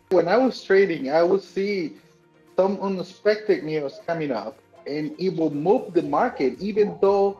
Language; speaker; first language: English; native; English